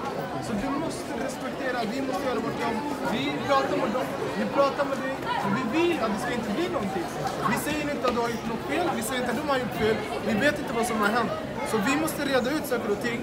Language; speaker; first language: Swedish; non-native, fluent; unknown